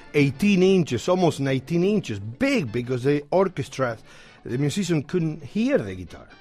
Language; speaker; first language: English; non-native, fluent; Spanish